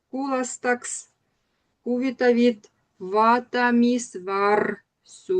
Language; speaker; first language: Estonian; non-native, learner; Russian